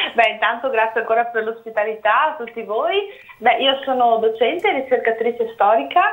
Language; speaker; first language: Italian; native; Italian